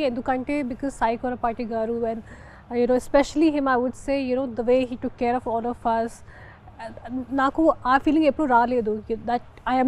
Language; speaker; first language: Telugu; non-native, fluent; Hindi